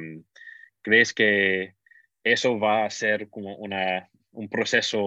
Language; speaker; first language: Spanish; non-native, fluent; English